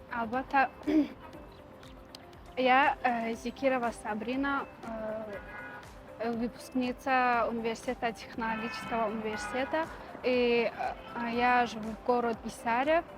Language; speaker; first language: Russian; non-native, learner; Tajik